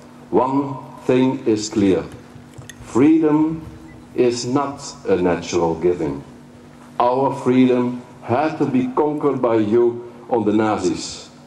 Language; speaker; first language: English; non-native, fluent; Dutch